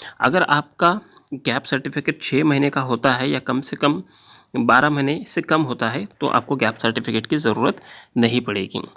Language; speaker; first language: Hindi; non-native, local second language; Marathi